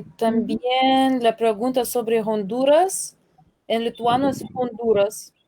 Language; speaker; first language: Spanish; non-native, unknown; Lithuanian